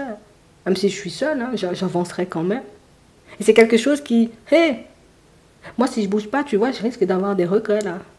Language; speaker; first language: French; native; French